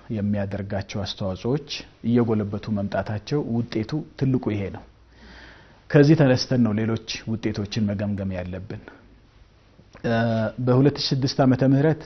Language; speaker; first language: Amharic; non-native, local second language; Wolaytta